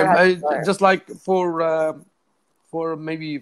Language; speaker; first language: English; non-native, learner; Arabic